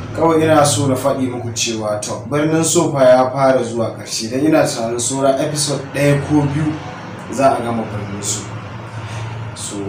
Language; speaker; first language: Hausa; non-native, local second language; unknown